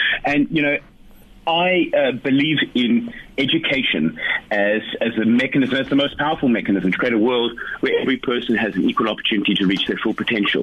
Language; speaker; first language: English; native; English